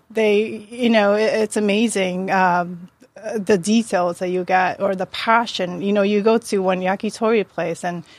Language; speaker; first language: English; non-native, fluent; Japanese